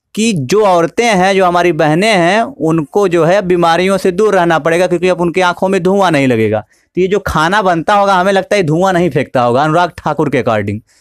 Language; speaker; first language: Hindi; native; Hindi